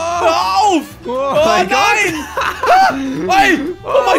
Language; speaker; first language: German; native; German